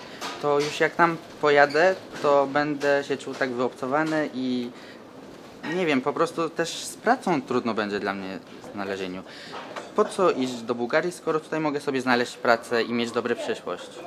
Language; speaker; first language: Polish; early bilingual, other home language; Turkish